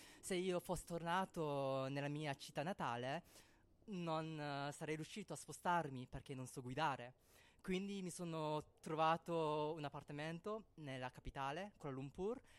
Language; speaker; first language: Italian; non-native, fluent; Cantonese